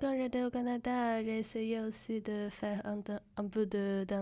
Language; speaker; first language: French; non-native, fluent; Chinese